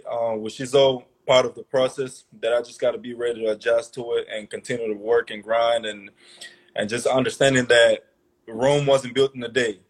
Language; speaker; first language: English; early bilingual, other home language; Portuguese